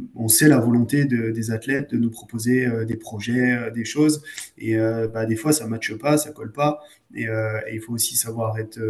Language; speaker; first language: French; native; French